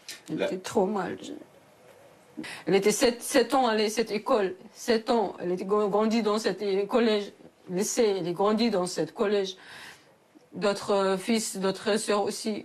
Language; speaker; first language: French; non-native, learner; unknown